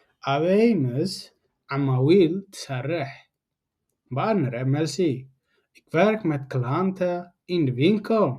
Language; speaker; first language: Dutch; non-native, fluent; Tigrinya